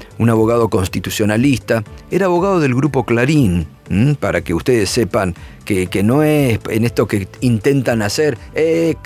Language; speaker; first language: Spanish; native; Spanish